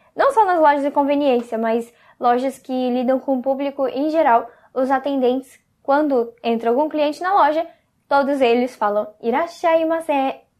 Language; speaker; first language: Portuguese; native; Portuguese